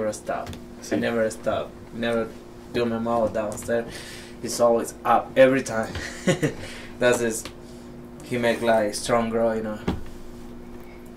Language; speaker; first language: English; non-native, learner; Spanish